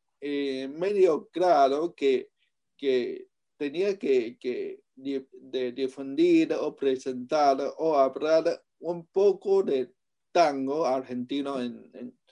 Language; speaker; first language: Spanish; non-native, fluent; Chinese